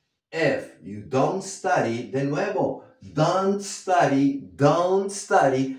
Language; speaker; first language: English; non-native, fluent; Spanish